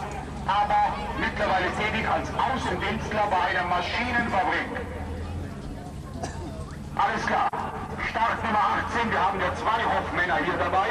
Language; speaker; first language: German; native; German